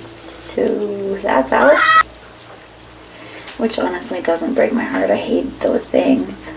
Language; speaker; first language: English; native; English